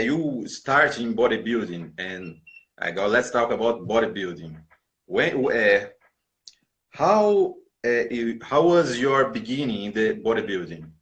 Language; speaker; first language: English; non-native, learner; Portuguese